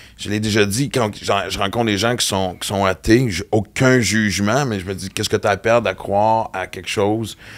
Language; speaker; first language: French; native; French